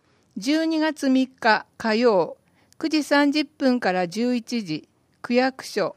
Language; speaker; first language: Japanese; native; Japanese